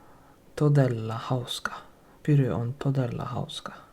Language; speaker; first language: Finnish; non-native, learner; English